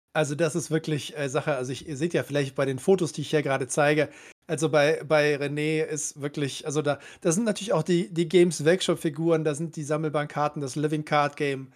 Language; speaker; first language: German; native; German